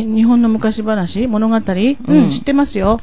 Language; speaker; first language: Japanese; native; Japanese